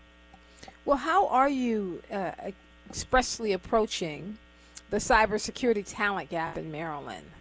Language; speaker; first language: English; native; English